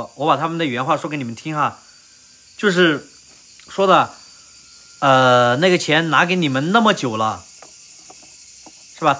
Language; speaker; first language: Chinese; native; Chinese